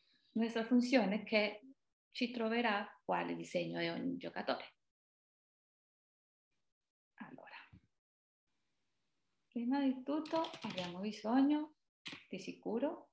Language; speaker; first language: Italian; non-native, fluent; Spanish